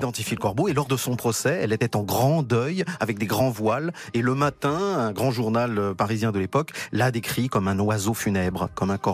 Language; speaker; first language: French; native; French